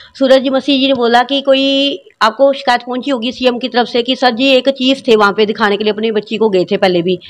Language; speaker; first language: Hindi; non-native, local second language; Punjabi